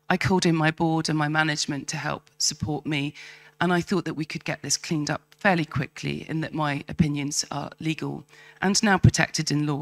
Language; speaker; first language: English; native; English